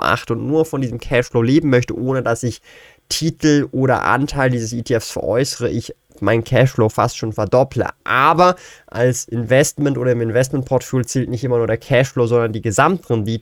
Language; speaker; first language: German; native; German